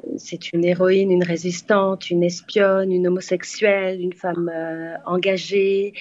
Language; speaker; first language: French; native; French